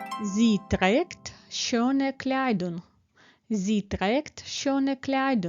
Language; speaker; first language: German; non-native, fluent; Ukrainian